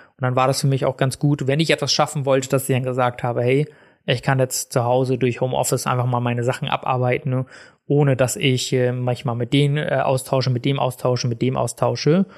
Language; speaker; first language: German; native; German